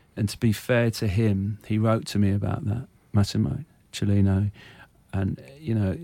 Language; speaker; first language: English; native; English